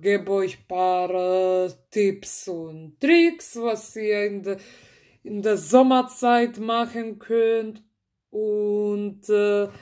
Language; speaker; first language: German; early bilingual, other home language; Macedonian